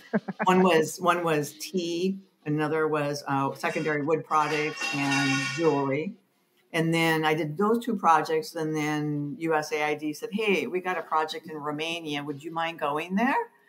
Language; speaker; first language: English; native; English